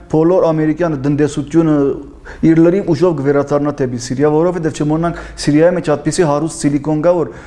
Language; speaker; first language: Armenian; early bilingual, heritage; Armenian